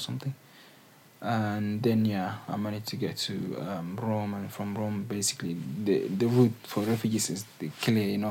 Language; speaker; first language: English; non-native, fluent; Arabic